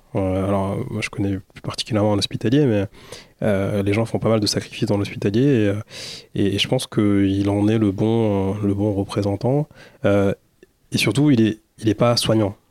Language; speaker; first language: French; early bilingual, other home language; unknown